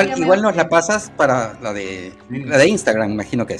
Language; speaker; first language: Spanish; native; Spanish